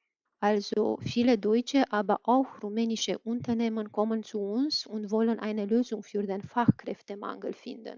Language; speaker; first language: German; non-native, fluent; Romanian